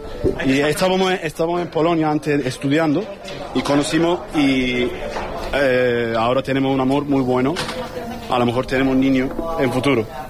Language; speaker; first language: Spanish; non-native, learner; Turkish